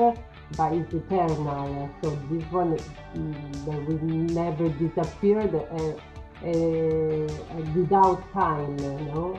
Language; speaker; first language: English; non-native, learner; Italian